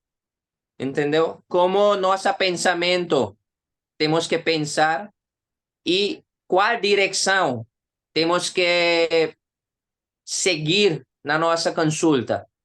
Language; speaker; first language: Portuguese; non-native, learner; Hindi